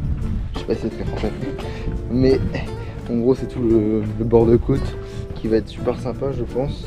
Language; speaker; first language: French; native; French